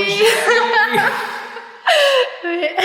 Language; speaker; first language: French; non-native, learner; German